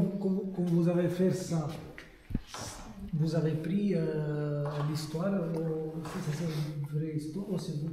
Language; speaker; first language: French; non-native, fluent; Romanian